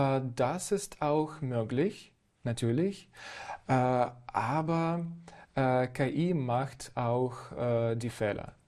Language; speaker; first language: German; non-native, fluent; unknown